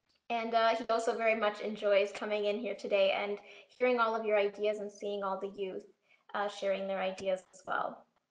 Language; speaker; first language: English; native; English